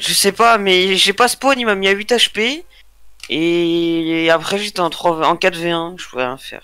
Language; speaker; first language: French; native; French